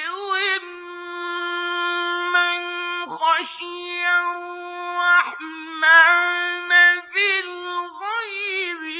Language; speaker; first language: Arabic; native; Arabic